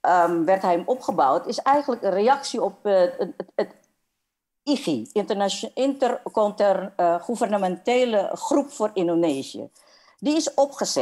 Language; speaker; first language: Dutch; non-native, fluent; Indonesian